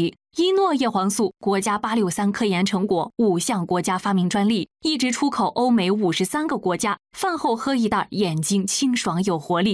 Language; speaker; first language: Chinese; native; Chinese